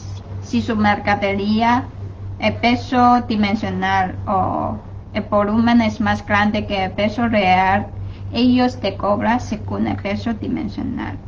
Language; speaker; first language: Spanish; non-native, fluent; Chinese